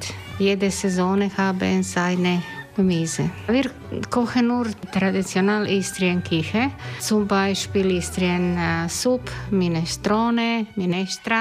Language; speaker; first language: German; non-native, learner; Croatian